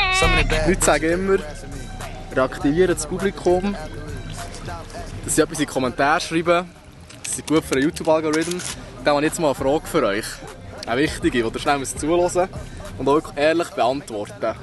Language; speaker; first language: German; native; German